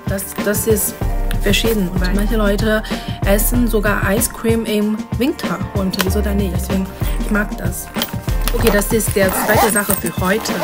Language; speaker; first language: German; non-native, learner; Chinese